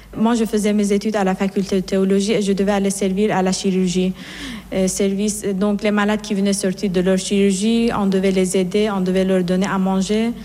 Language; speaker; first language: French; non-native, fluent; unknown